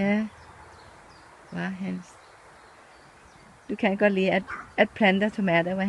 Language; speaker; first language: Danish; non-native, learner; Thai